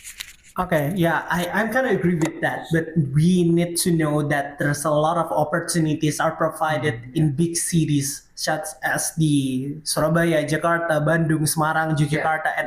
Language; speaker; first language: English; non-native, fluent; Indonesian